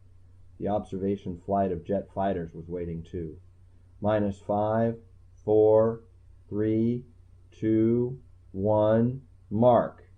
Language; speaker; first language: English; native; English